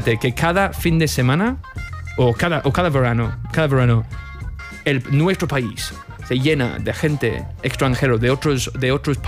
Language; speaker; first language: Spanish; non-native, fluent; English